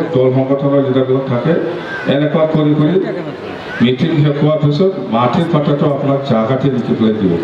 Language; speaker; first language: Assamese; non-native, local second language; Bodo